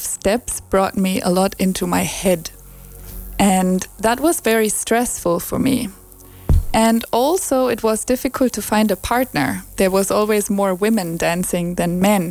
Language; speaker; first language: English; non-native, fluent; German